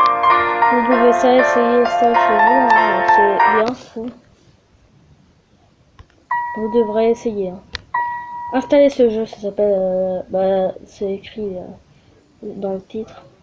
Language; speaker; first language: French; native; French